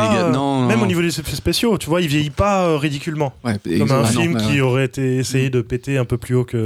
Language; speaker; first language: French; native; French